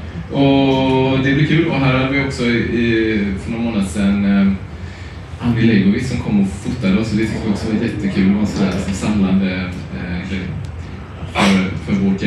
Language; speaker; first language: Swedish; native; Swedish